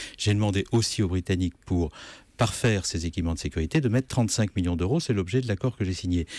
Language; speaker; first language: French; native; French